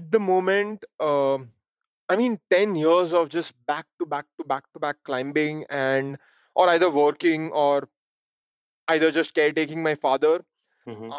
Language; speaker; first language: English; non-native, local second language; Hindi